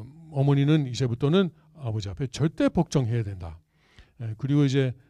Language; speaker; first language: Korean; native; Korean